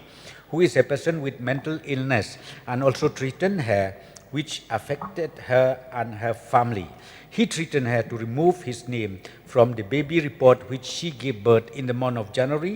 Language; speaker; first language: English; non-native, local second language; Khasi